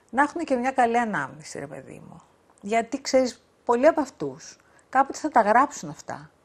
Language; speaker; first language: Greek; native; Greek